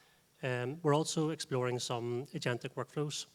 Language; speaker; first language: English; native; English